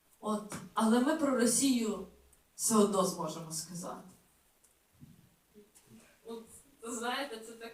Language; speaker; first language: Ukrainian; native; Ukrainian